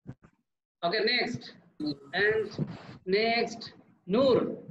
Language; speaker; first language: English; non-native, learner; Bangla